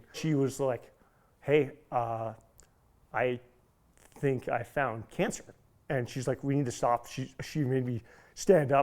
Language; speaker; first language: English; native; English